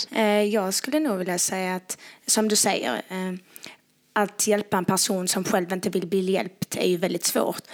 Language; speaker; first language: Swedish; early bilingual, other home language; Tigrinya